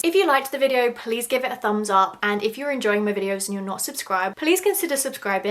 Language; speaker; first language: English; native; English